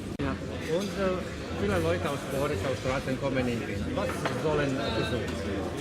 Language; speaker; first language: German; non-native, learner; Croatian